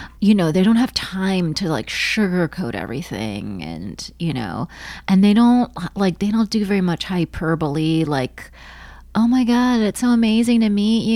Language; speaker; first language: English; native; English